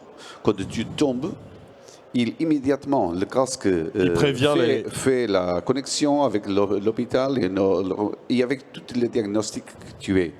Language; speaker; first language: French; non-native, learner; Portuguese